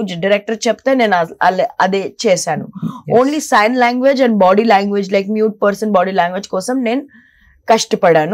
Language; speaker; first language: Telugu; non-native, local second language; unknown